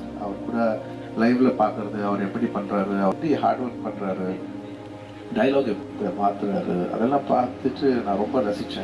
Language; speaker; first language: Tamil; non-native, learner; Telugu